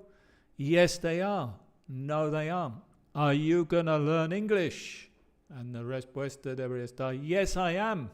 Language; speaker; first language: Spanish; non-native, fluent; English